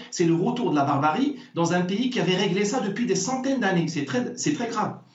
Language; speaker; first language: French; non-native, local second language; Arabic